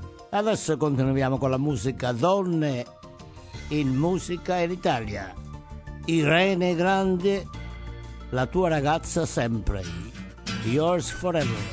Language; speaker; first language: Italian; native; Italian